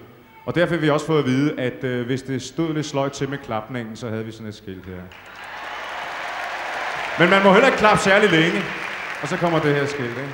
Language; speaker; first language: Danish; native; Danish